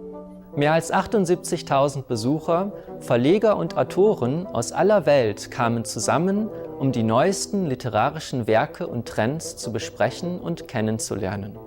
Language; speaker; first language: German; native; German